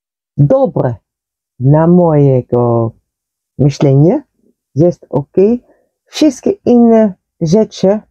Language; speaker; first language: Polish; non-native, learner; Dutch